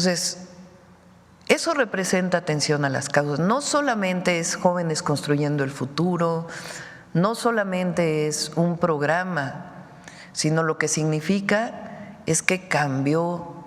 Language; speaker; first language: Spanish; native; Spanish